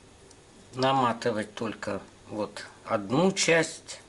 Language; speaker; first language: Russian; native; Russian